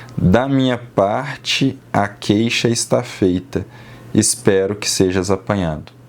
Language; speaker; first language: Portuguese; native; Portuguese